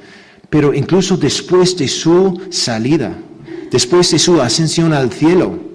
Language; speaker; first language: Spanish; non-native, fluent; English